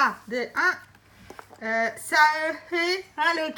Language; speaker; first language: French; native; French